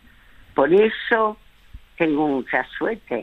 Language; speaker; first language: Spanish; early bilingual, other home language; French